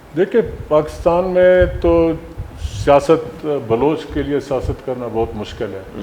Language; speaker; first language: Urdu; non-native, local second language; Baluchi